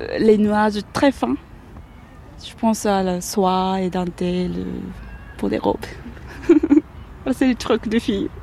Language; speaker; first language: French; non-native, learner; Japanese